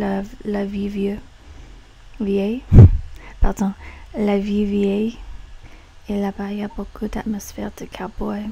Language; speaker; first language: French; non-native, learner; English